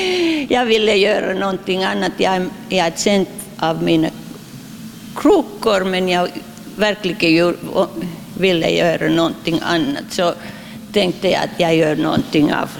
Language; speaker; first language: Swedish; non-native, local second language; Finnish